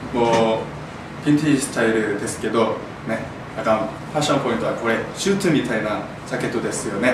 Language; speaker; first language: Japanese; non-native, learner; Korean